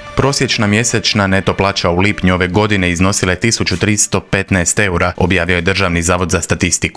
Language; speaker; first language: Croatian; native; Croatian